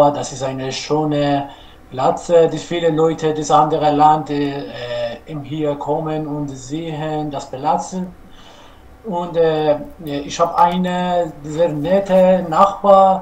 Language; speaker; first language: German; non-native, learner; Persian